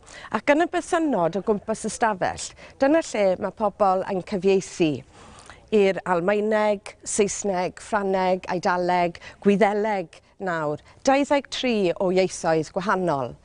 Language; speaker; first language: Welsh; non-native, local second language; English